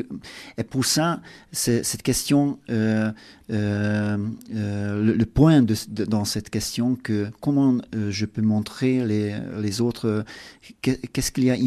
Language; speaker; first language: French; non-native, learner; Hungarian